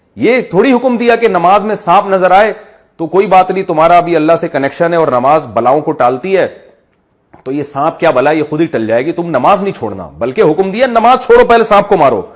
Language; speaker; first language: Urdu; native; Urdu